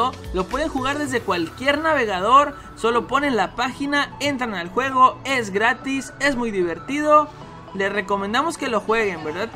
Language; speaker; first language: Spanish; native; Spanish